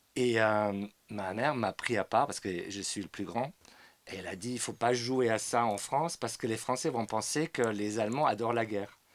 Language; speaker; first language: French; non-native, fluent; German